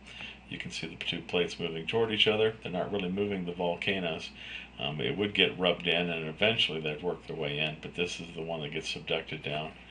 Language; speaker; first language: English; native; English